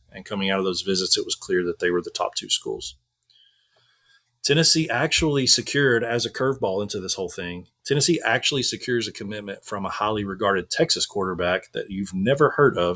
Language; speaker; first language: English; native; English